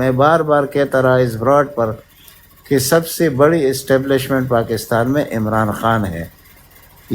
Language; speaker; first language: Urdu; native; Urdu